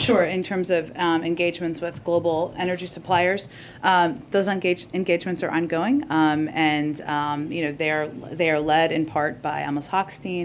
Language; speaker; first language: English; native; English